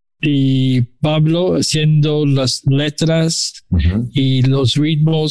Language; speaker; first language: Spanish; non-native, learner; English